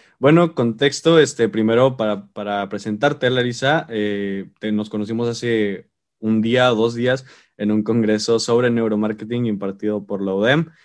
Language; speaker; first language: Spanish; native; Spanish